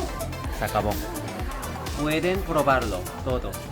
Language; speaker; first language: Spanish; non-native, learner; Korean